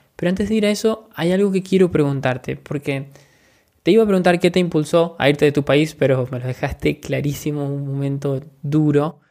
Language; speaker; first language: Spanish; native; Spanish